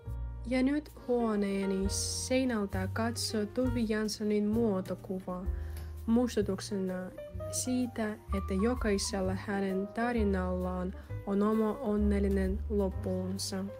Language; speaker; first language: Finnish; non-native, learner; Russian